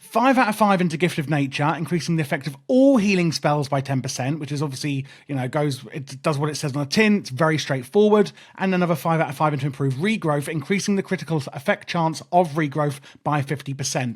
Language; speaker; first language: English; native; English